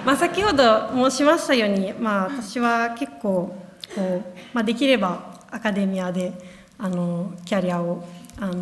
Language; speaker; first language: Japanese; non-native, fluent; Italian